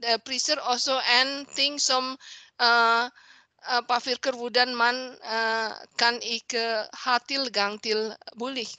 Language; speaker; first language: Norwegian; non-native, learner; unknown